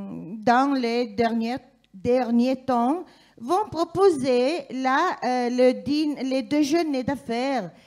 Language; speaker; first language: French; non-native, fluent; Italian